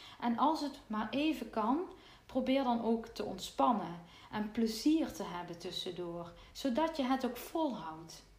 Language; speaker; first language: Dutch; native; Dutch